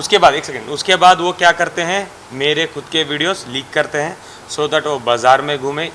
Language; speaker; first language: Hindi; native; Hindi